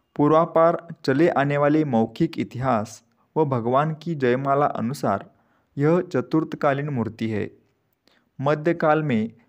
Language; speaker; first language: Hindi; non-native, local second language; Marathi